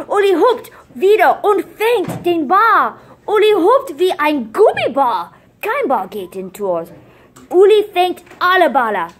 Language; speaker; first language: German; non-native, fluent; English